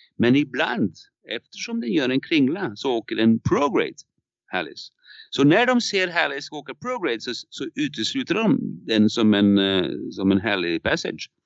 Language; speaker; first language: Swedish; non-native, fluent; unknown